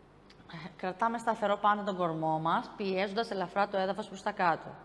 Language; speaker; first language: Greek; native; Greek